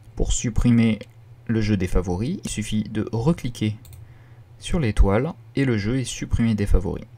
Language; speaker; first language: French; native; French